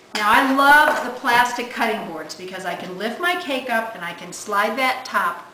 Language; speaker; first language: English; native; English